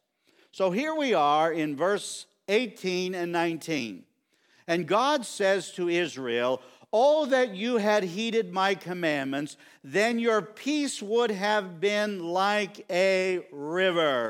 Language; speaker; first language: English; native; English